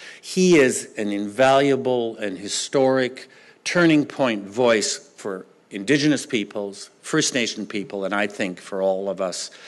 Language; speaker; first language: English; native; English